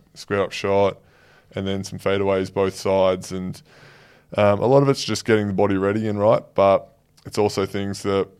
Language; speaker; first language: English; native; English